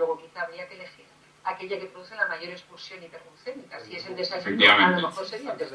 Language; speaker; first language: Spanish; native; Spanish